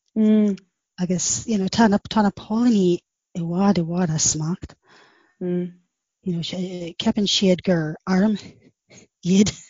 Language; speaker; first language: Irish; non-native, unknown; English